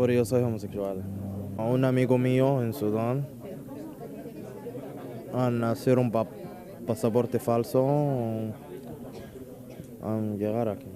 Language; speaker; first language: Spanish; non-native, learner; Arabic